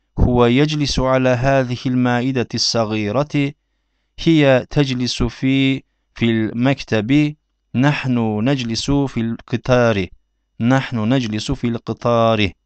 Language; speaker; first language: Arabic; non-native, fluent; Turkish